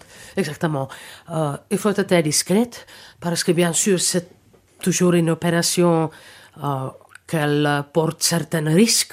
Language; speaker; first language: French; non-native, fluent; Czech